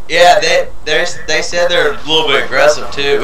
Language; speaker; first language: English; native; English